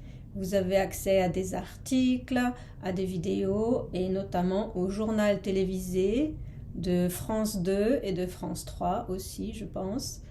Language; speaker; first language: French; non-native, fluent; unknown